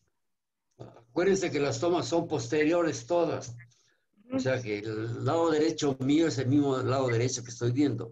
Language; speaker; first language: Spanish; native; Spanish